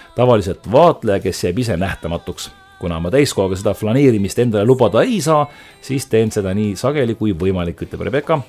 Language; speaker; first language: Estonian; native; Estonian